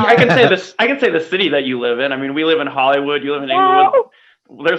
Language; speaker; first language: English; native; English